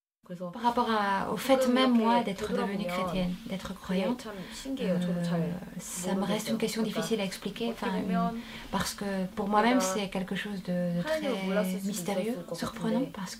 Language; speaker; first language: French; non-native, fluent; Korean